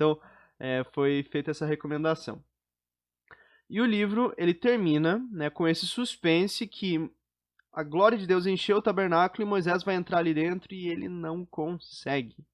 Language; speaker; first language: Portuguese; native; Portuguese